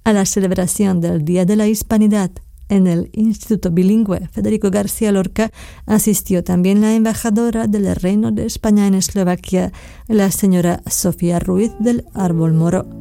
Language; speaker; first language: Spanish; non-native, fluent; Slovak